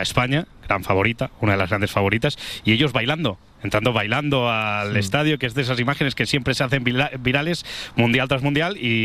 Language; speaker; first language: Spanish; native; Spanish